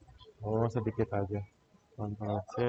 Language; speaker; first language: Indonesian; native; Indonesian